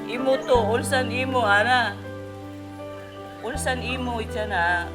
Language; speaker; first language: Korean; non-native, learner; Filipino